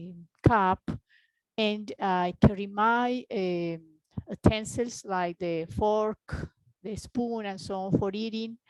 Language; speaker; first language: English; non-native, fluent; Spanish